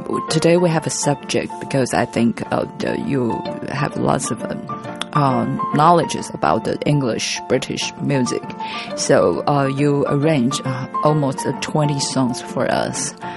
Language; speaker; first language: English; non-native, learner; Chinese